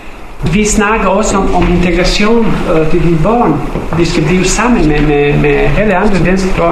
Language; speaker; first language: Danish; non-native, fluent; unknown